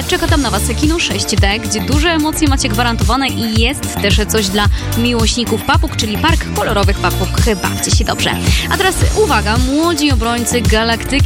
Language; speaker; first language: Polish; native; Polish